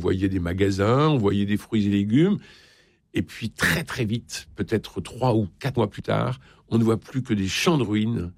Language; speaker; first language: French; native; French